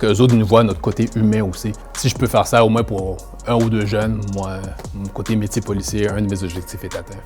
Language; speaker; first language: French; early bilingual, other home language; Haitian Creole